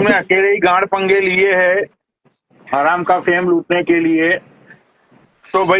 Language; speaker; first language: Hindi; native; Hindi